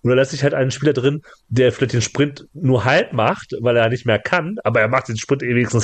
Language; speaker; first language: German; native; German